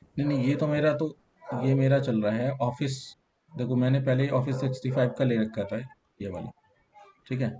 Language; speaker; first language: Hindi; native; Hindi